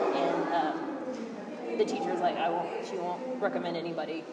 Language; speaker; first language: English; native; English